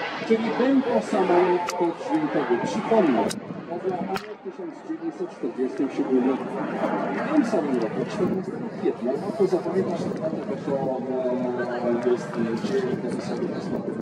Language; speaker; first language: Polish; native; Polish